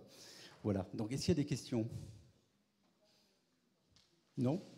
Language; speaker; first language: French; native; French